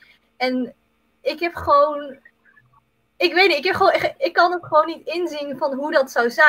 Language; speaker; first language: Dutch; early bilingual, other home language; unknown